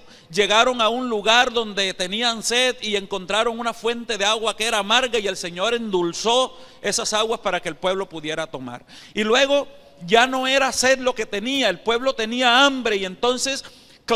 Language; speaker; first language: Spanish; native; Spanish